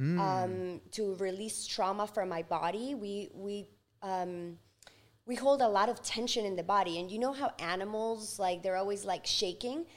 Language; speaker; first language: English; non-native, fluent; Spanish